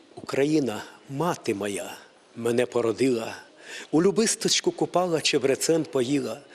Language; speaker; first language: Ukrainian; native; Ukrainian